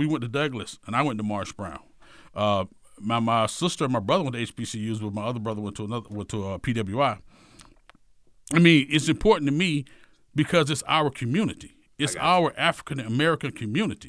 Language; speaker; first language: English; native; English